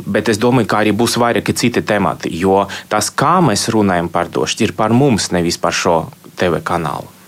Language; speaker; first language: Latvian; non-native, local second language; Russian